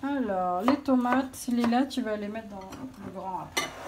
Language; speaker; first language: French; native; French